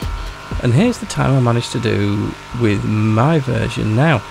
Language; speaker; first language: English; native; English